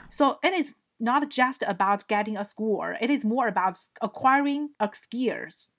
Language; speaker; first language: English; non-native, fluent; Chinese